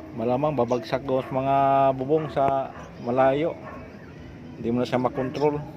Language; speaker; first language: Filipino; non-native, local second language; Cebuano